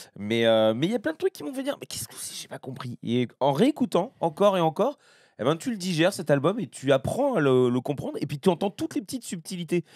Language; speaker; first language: French; native; French